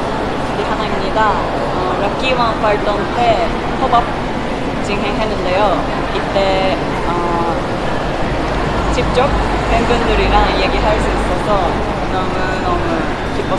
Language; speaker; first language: Korean; non-native, learner; Japanese